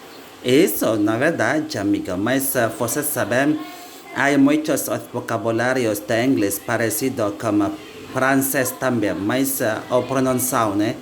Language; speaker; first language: Portuguese; non-native, learner; Indonesian